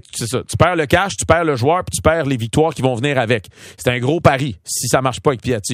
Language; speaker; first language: French; native; French